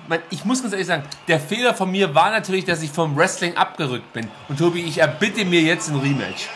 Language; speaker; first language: German; native; German